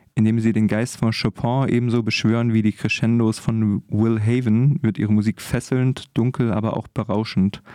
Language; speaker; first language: German; native; German